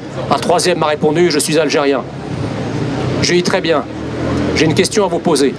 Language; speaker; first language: French; early bilingual, other home language; Arabic